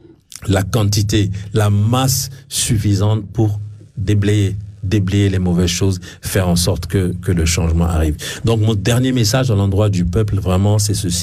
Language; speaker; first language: French; non-native, local second language; Ewe